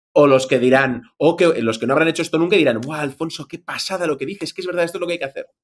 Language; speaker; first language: Spanish; native; Spanish